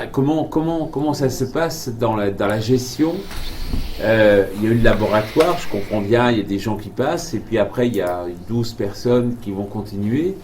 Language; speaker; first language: French; native; French